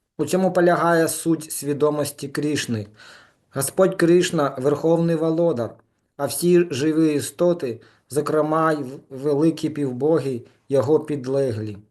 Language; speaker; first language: Ukrainian; non-native, local second language; Russian